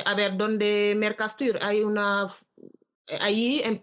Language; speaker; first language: Spanish; non-native, learner; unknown